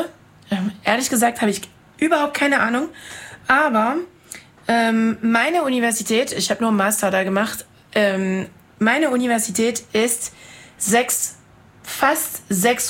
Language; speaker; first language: German; non-native, fluent; French